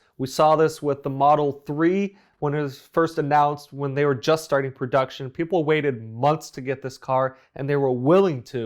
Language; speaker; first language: English; native; English